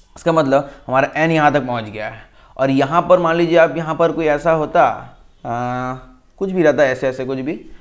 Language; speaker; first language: Hindi; native; Hindi